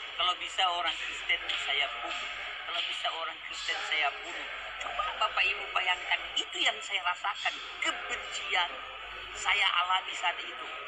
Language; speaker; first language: Indonesian; non-native, local second language; Achinese